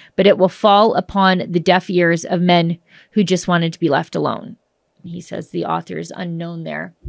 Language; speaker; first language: English; native; English